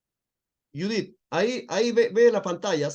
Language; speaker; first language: Spanish; native; Spanish